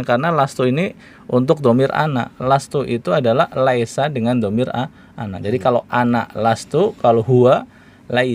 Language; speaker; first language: Indonesian; native; Indonesian